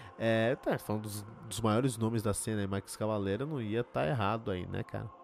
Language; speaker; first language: Portuguese; early bilingual, heritage; Portuguese